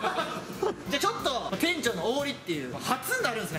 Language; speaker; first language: Japanese; native; Japanese